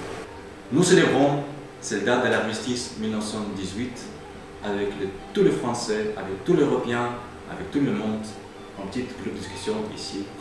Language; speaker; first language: French; non-native, fluent; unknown